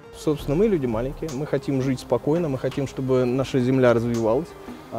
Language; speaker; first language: Russian; native; Russian